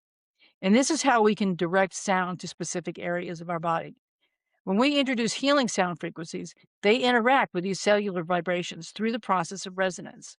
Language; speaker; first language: English; native; English